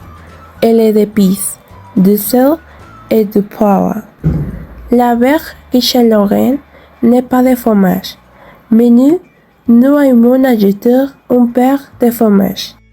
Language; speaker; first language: French; non-native, learner; Spanish